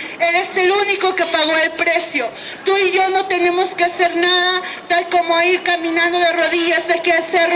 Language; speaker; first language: Spanish; native; Spanish